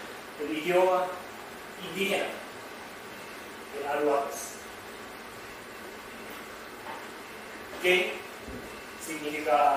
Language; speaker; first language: Spanish; non-native, learner; Japanese